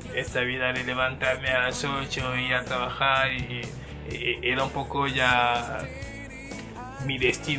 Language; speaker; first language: Spanish; non-native, fluent; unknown